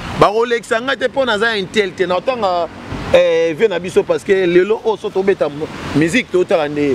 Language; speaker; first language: Lingala; native; Lingala